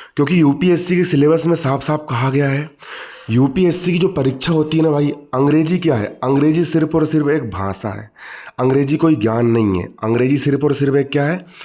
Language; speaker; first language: Hindi; native; Hindi